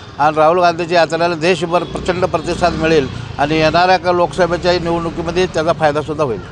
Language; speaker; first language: Marathi; native; Marathi